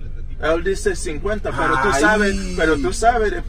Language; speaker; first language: Spanish; non-native, learner; English